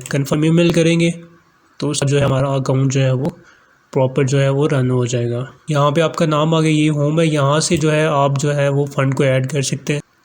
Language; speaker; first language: Urdu; non-native, local second language; Punjabi